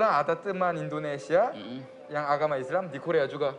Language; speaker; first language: Indonesian; non-native, fluent; Korean